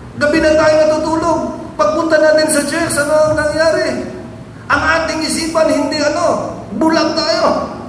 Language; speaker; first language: Filipino; non-native, local second language; Hiligaynon